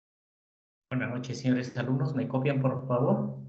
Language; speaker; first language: Spanish; native; Spanish